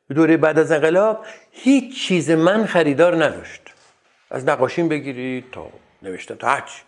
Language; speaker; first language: Persian; native; Persian